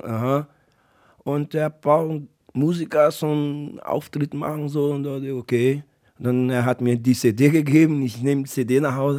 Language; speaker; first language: German; non-native, learner; Portuguese